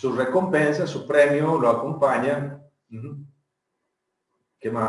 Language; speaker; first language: Spanish; native; Spanish